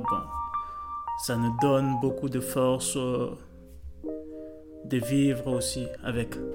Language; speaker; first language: French; non-native, learner; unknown